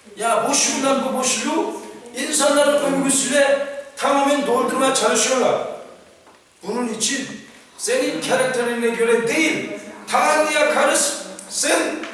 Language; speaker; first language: Turkish; non-native, fluent; Korean